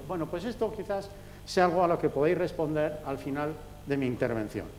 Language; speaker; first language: Spanish; native; Spanish